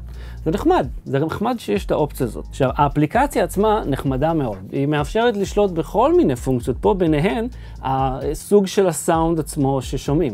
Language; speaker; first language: Hebrew; native; Hebrew